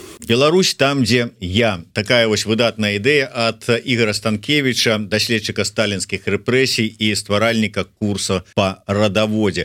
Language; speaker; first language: Belarusian; native; Belarusian